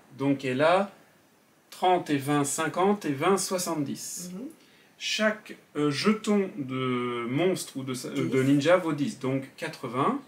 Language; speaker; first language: French; native; French